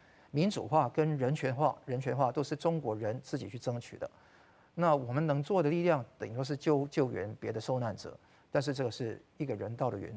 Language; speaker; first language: Chinese; non-native, local second language; Cantonese